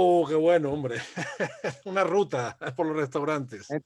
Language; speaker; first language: Spanish; native; Spanish